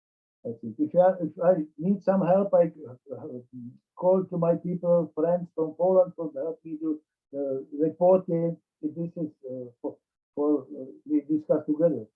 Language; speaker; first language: English; non-native, learner; Czech